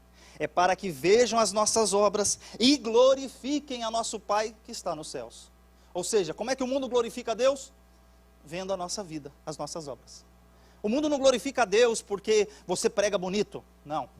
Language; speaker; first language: Portuguese; native; Portuguese